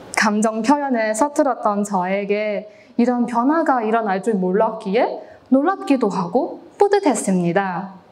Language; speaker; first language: Korean; non-native, fluent; Cantonese